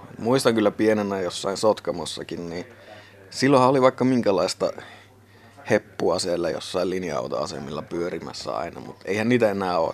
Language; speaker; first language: Finnish; native; Finnish